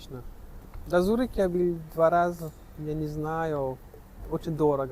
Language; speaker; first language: Russian; non-native, learner; French